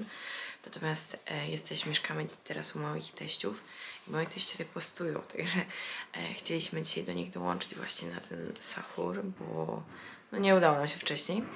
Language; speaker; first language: Polish; native; Polish